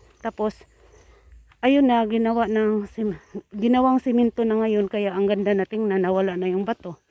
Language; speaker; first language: Filipino; non-native, local second language; Cebuano